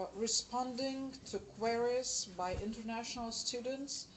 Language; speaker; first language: English; non-native, fluent; Lithuanian